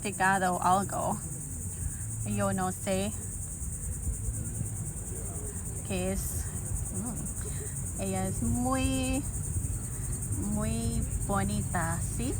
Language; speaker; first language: Spanish; non-native, learner; Lao